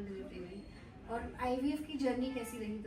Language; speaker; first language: Hindi; native; Hindi